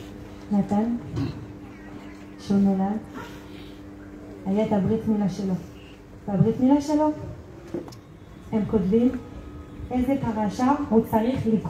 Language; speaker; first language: Hebrew; non-native, fluent; French